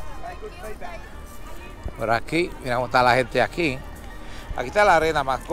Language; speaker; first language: Spanish; native; Spanish